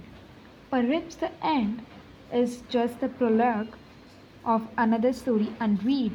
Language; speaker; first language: English; non-native, local second language; Gujarati